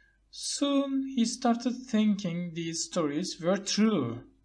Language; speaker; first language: English; non-native, fluent; Turkish